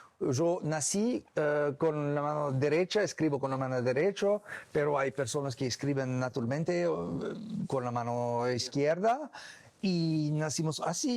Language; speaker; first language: Spanish; non-native, learner; English